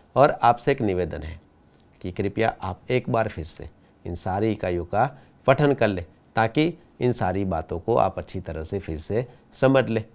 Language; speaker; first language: Hindi; non-native, local second language; Gujarati